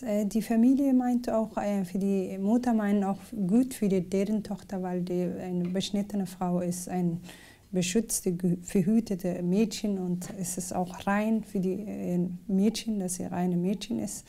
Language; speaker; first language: German; non-native, learner; Somali